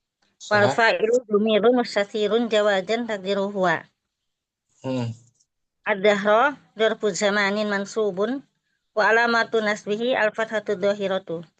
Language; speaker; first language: Arabic; non-native, learner; Indonesian